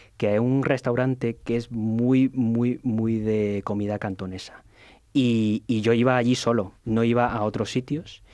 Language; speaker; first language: Spanish; non-native, fluent; Cantonese